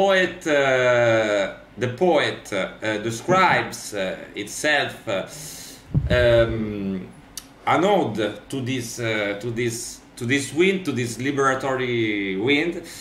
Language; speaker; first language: English; non-native, learner; Italian